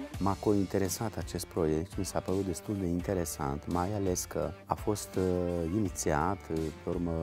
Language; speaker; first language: Romanian; native; Romanian